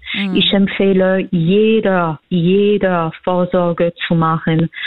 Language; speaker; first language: German; non-native, fluent; French